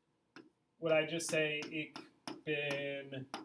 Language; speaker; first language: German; non-native, fluent; English